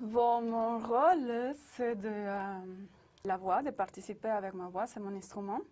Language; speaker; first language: French; non-native, fluent; Spanish